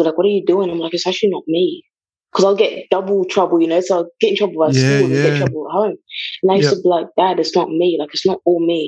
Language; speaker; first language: English; early bilingual, other home language; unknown